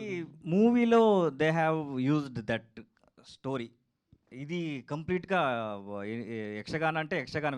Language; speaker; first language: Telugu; non-native, learner; Kannada